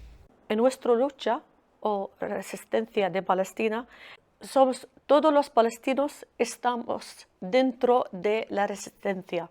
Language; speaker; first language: Spanish; non-native, learner; Arabic